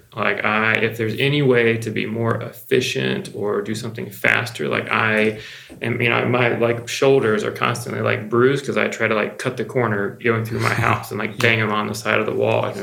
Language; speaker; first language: English; native; English